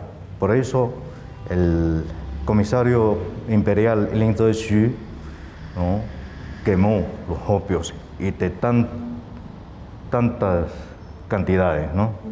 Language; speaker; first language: Spanish; non-native, fluent; Chinese